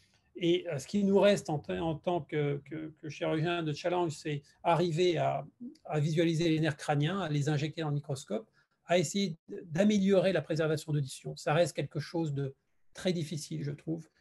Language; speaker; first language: French; native; French